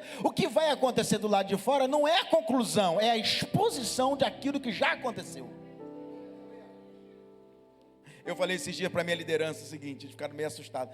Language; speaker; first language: Portuguese; native; Portuguese